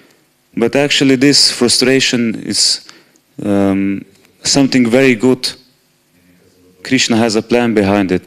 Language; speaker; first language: English; non-native, fluent; Slovenian